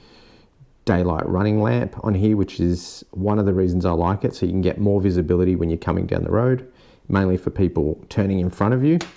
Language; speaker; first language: English; native; English